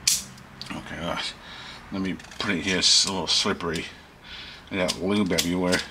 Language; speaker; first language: English; native; English